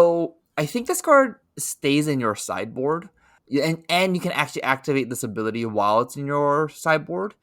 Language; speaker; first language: English; native; English